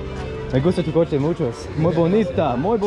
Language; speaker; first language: Spanish; non-native, learner; English